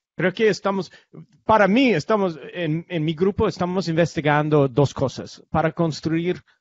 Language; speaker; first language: Spanish; non-native, learner; English